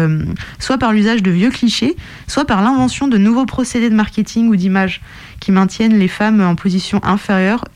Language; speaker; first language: French; native; French